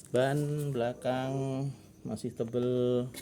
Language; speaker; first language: Indonesian; native; Indonesian